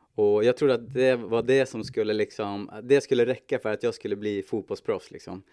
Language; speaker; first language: Swedish; native; Swedish